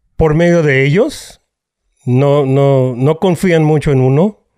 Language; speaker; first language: Spanish; early bilingual, heritage; Spanish